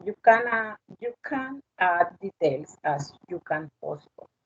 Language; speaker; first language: English; non-native, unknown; Spanish